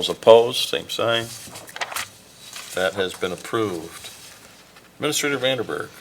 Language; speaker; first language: English; native; English